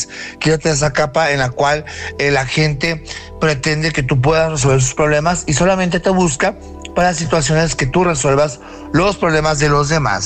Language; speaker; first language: Spanish; native; Spanish